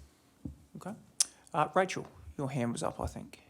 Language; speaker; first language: English; native; English